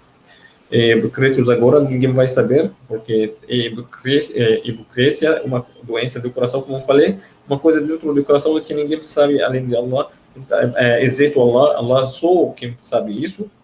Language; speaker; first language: Portuguese; non-native, learner; Arabic